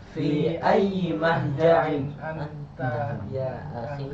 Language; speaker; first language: Arabic; non-native, learner; Indonesian